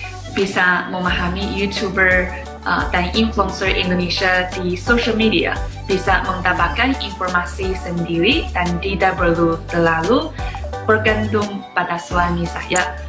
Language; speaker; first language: Indonesian; non-native, fluent; Chinese